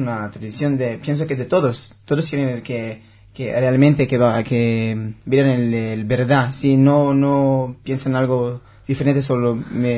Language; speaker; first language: Spanish; non-native, learner; Hebrew